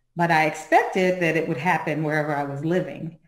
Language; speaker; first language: English; native; English